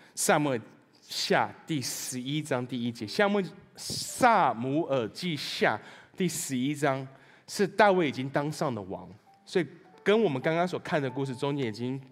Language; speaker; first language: Chinese; early bilingual, heritage; Chinese